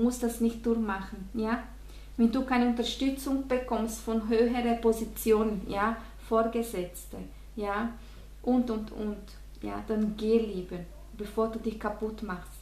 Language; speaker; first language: German; non-native, fluent; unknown